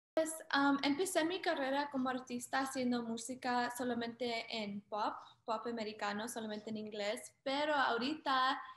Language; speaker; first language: Spanish; early bilingual, heritage; Spanish